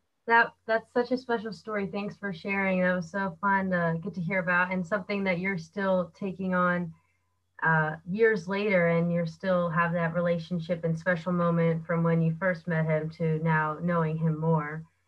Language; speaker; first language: English; native; English